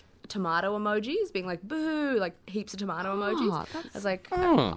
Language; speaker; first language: English; native; English